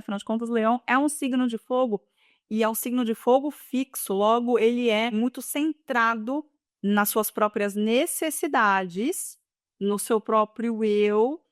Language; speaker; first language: Portuguese; native; Portuguese